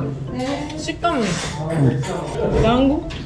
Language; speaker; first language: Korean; non-native, learner; Japanese